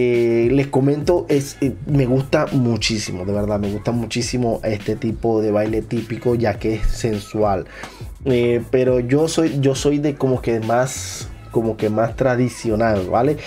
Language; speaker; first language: Spanish; native; Spanish